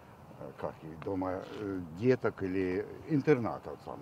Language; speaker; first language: Russian; native; Russian